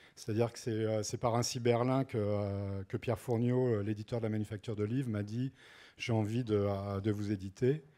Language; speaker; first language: French; native; French